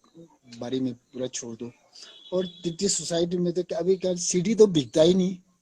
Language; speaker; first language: Hindi; non-native, local second language; Tibetan